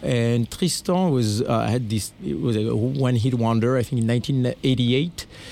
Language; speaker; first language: English; non-native, fluent; French